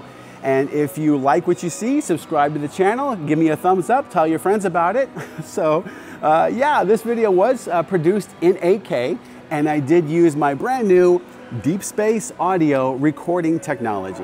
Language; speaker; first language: English; native; English